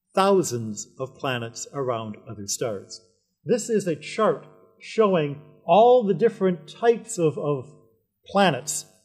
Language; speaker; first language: English; native; English